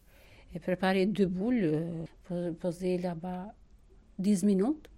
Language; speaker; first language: French; non-native, learner; Albanian